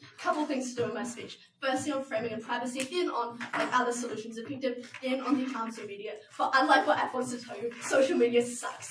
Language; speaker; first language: English; native; English